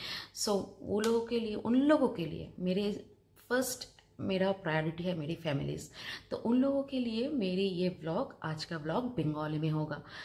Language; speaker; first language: Hindi; non-native, local second language; Bangla